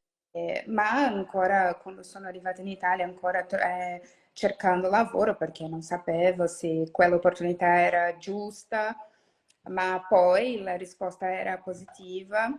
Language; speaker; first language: Italian; non-native, learner; Portuguese